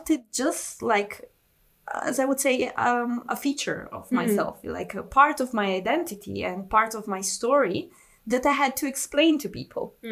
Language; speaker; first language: English; non-native, fluent; Italian